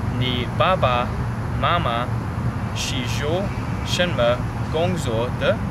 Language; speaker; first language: Chinese; non-native, learner; English